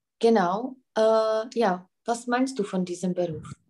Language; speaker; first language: German; non-native, fluent; Czech